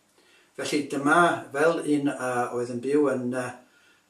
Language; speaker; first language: Welsh; native; Welsh